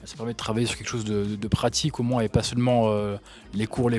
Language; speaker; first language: French; native; French